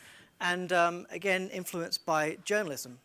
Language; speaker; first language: English; native; English